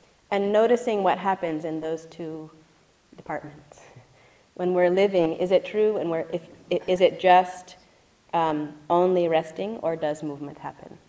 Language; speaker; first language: English; native; English